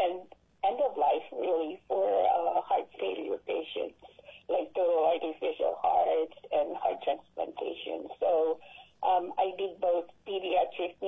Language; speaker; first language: English; non-native, local second language; Filipino